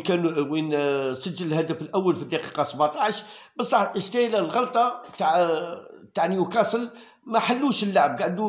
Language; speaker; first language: Arabic; native; Arabic